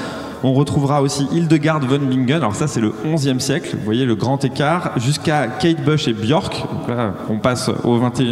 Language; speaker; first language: French; native; French